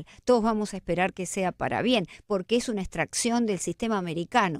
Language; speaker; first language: Spanish; native; Spanish